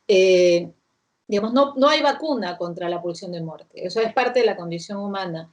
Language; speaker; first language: Spanish; native; Spanish